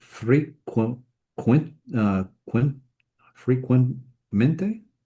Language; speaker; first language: Spanish; non-native, learner; English